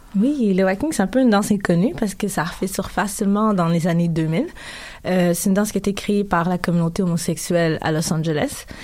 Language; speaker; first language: French; early bilingual, other home language; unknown